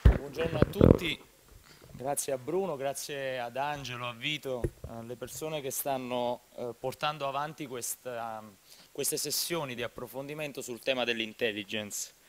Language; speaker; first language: Italian; native; Italian